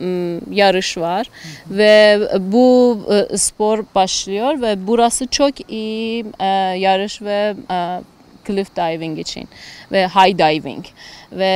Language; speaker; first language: Turkish; non-native, learner; Persian